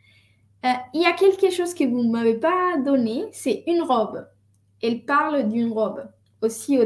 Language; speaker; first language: French; non-native, fluent; Spanish